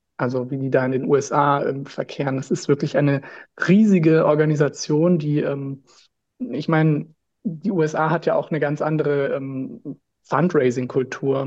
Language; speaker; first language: German; native; German